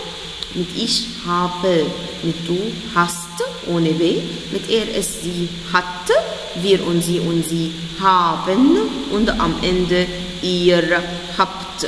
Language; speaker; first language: German; non-native, fluent; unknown